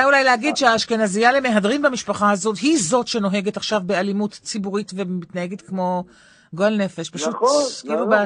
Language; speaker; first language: Hebrew; native; Hebrew